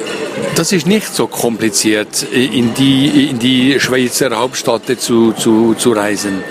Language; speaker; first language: German; non-native, local second language; French